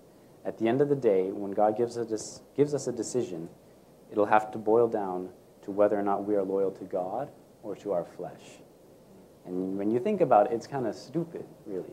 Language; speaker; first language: English; native; English